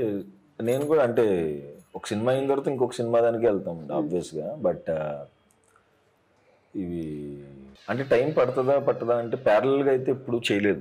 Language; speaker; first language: Telugu; native; Telugu